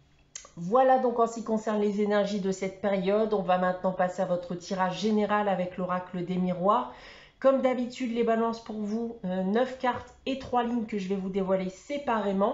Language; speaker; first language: French; native; French